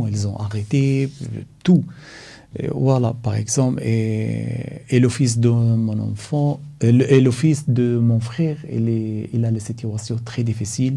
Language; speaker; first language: French; non-native, learner; Arabic